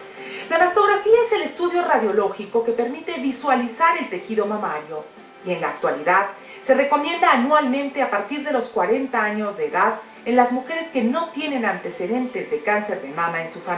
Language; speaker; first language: Spanish; native; Spanish